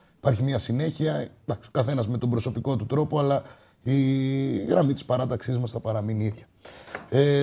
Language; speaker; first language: Greek; native; Greek